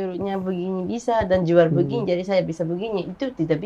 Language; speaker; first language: Indonesian; non-native, fluent; Japanese